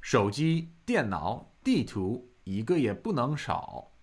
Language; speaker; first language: Chinese; non-native, fluent; English